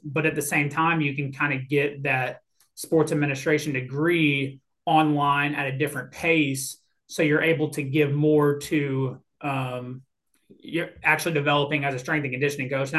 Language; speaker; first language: English; native; English